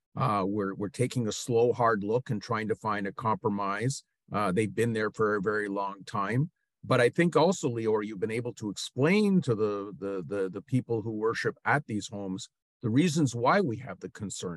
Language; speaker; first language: English; native; English